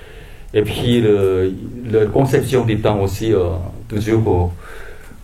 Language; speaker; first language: French; non-native, fluent; Korean